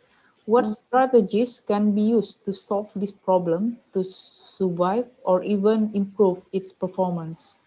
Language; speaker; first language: English; non-native, fluent; Indonesian